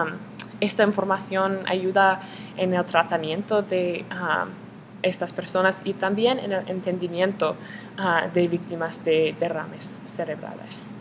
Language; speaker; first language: Spanish; non-native, learner; English